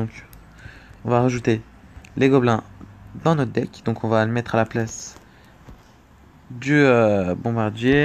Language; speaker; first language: French; native; French